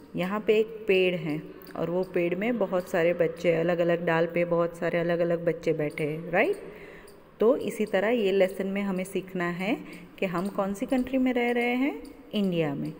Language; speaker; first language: Hindi; non-native, local second language; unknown